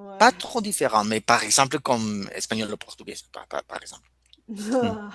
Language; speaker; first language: French; non-native, fluent; Spanish